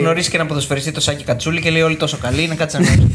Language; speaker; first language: Greek; native; Greek